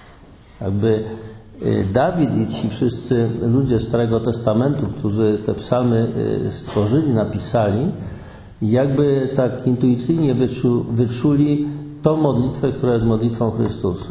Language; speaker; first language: Polish; native; Polish